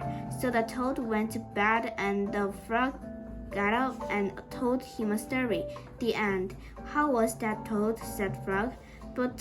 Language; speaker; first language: English; non-native, learner; Korean